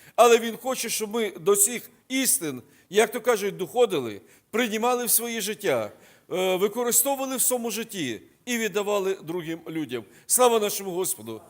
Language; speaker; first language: Ukrainian; non-native, local second language; Russian